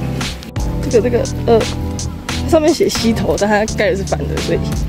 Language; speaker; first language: Chinese; native; Chinese